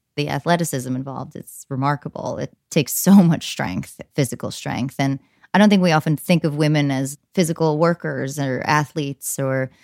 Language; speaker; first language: English; native; English